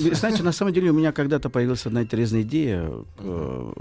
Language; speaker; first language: Russian; non-native, fluent; Portuguese